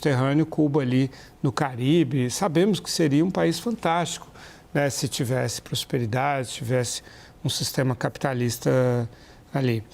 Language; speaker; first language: Portuguese; native; Portuguese